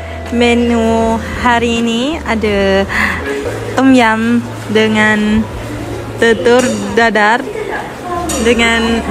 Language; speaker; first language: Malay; non-native, learner; Thai